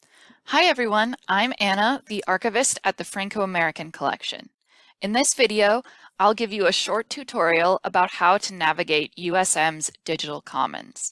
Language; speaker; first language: English; native; English